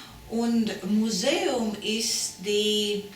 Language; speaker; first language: German; non-native, learner; Latvian